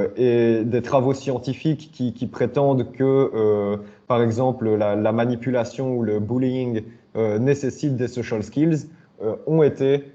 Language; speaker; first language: French; native; French